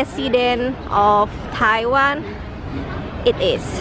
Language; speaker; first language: English; non-native, learner; Indonesian